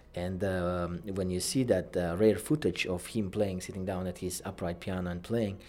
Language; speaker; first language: English; non-native, fluent; Russian